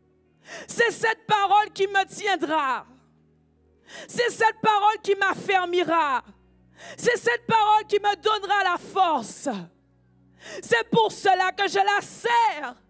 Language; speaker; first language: French; native; French